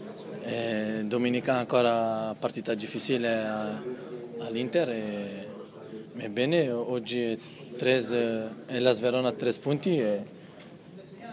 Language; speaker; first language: Italian; non-native, learner; French